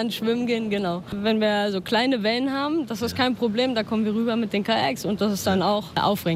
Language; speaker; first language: German; native; German